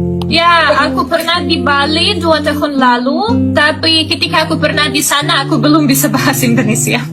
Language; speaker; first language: Indonesian; non-native, fluent; Russian